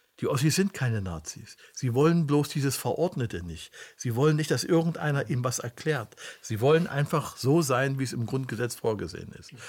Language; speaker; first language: German; native; German